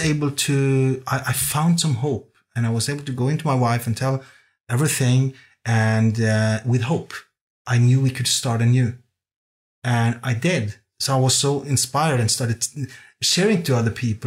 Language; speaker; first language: English; non-native, fluent; Norwegian